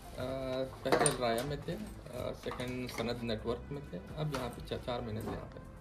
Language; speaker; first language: Hindi; native; Hindi